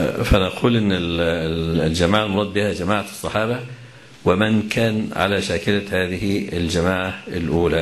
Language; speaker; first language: Arabic; native; Arabic